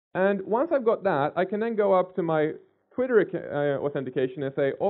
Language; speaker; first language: English; non-native, fluent; Swedish